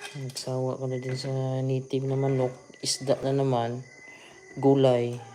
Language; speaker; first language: Filipino; non-native, local second language; Cebuano